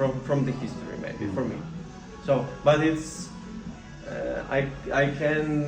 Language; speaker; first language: English; non-native, learner; Ukrainian